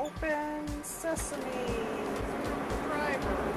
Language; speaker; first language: English; native; English